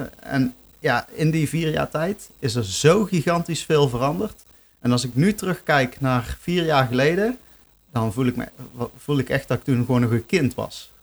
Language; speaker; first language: Dutch; native; Dutch